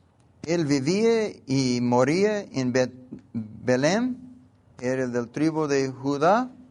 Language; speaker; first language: Spanish; non-native, learner; English